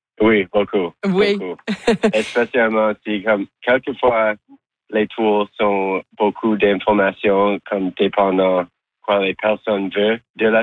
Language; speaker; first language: French; non-native, local second language; English